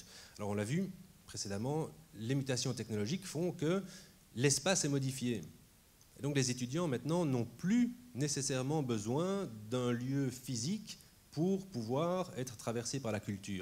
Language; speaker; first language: French; native; French